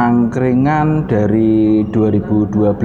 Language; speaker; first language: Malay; non-native, local second language; Javanese